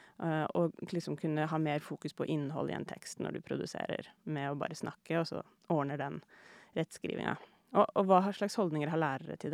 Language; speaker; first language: Norwegian; native; Norwegian